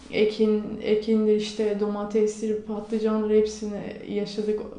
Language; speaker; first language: Turkish; non-native, local second language; Kurdish